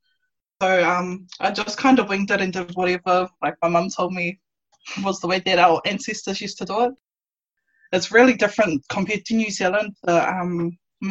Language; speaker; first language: English; native; English